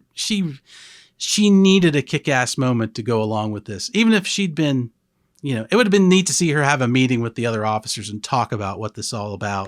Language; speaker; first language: English; native; English